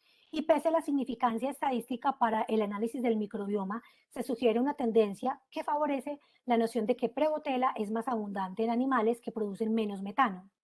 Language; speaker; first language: Spanish; native; Spanish